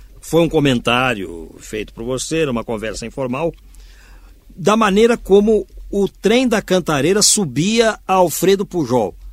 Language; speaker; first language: Portuguese; native; Portuguese